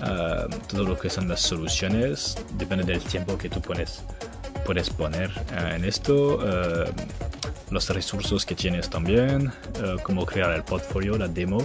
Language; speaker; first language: Spanish; non-native, learner; French